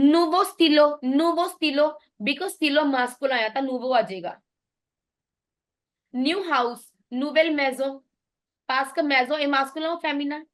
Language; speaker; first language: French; non-native, fluent; Punjabi